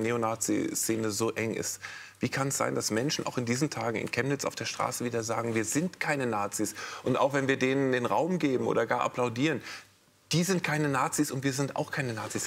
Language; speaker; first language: German; native; German